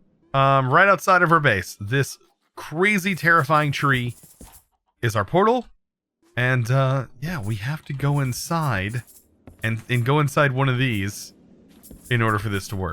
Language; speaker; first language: English; native; English